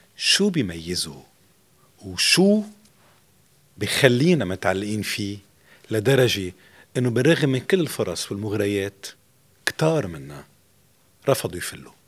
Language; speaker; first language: Arabic; native; Arabic